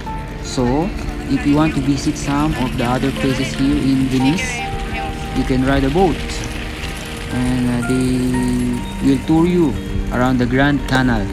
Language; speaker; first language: English; non-native, local second language; Filipino